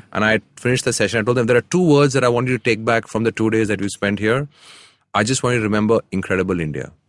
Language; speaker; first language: English; non-native, local second language; Tamil